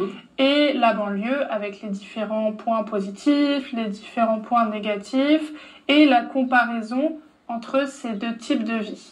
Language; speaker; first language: French; non-native, fluent; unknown